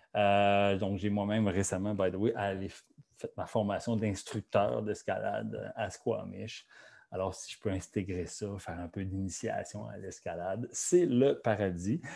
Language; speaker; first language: French; native; French